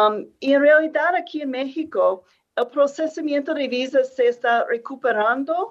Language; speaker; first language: Spanish; non-native, fluent; English